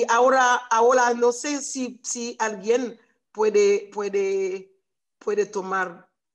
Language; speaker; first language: Spanish; non-native, learner; Haitian Creole